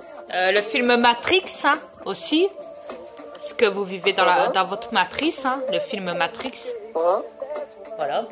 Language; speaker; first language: French; native; French